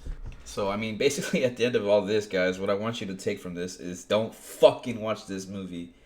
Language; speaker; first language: English; native; English